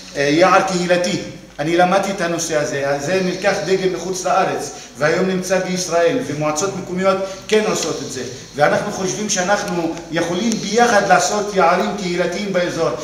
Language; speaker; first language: Hebrew; non-native, local second language; Arabic